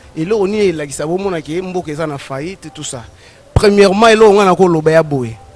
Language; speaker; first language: Lingala; non-native, local second language; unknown